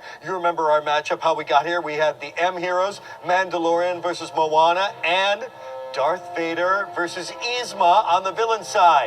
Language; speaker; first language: English; native; English